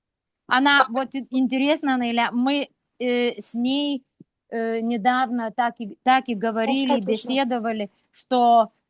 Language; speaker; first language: Russian; non-native, local second language; Lithuanian